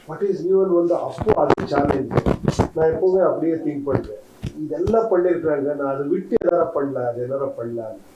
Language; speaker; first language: Tamil; non-native, learner; Kannada